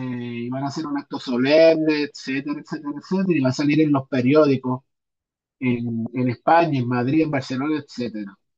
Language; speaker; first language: Spanish; native; Spanish